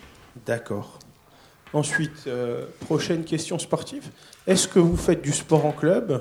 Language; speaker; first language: French; native; French